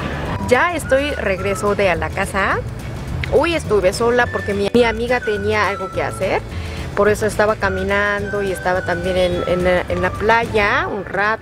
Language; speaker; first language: Spanish; non-native, learner; Korean